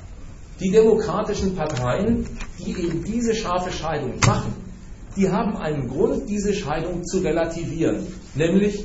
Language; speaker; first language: German; native; German